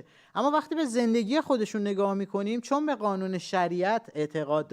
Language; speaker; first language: Persian; native; Persian